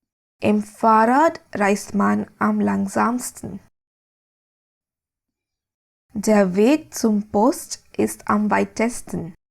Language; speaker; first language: German; non-native, fluent; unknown